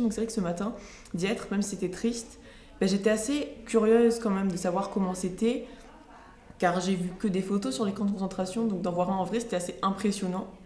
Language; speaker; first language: French; native; French